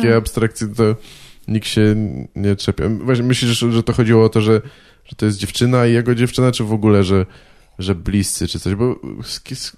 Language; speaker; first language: Polish; native; Polish